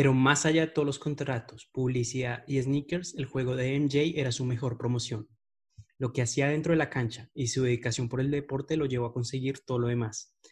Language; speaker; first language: Spanish; native; Spanish